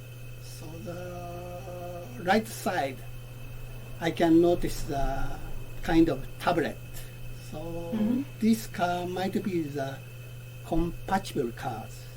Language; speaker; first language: English; non-native, learner; Japanese